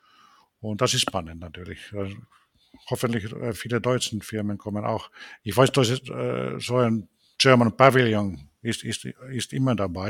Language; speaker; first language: German; non-native, fluent; Finnish